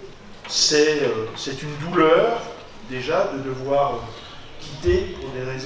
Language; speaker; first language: French; native; French